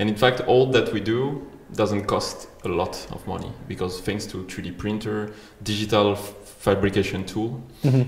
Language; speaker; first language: English; non-native, fluent; French